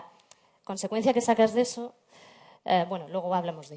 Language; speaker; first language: Spanish; native; Spanish